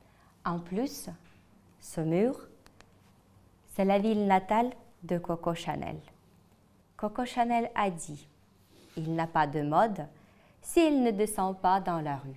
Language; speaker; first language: French; non-native, fluent; Ukrainian